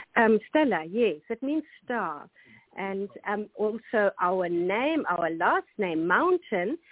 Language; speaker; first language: English; non-native, local second language; German